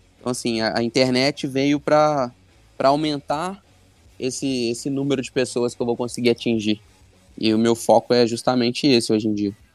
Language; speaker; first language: Portuguese; native; Portuguese